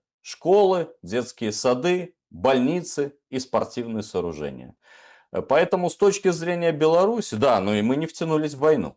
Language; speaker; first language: Russian; native; Russian